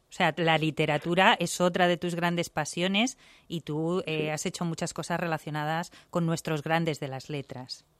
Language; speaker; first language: Spanish; native; Spanish